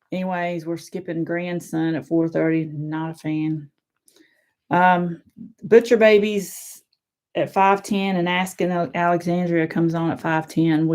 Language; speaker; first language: English; native; English